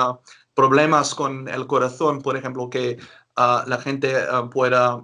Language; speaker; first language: Spanish; non-native, learner; Dutch